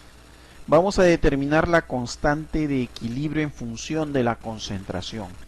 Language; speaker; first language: Spanish; native; Spanish